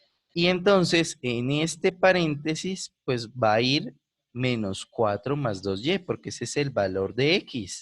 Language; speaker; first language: Spanish; native; Spanish